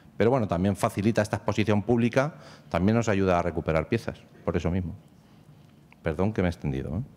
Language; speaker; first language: Spanish; native; Spanish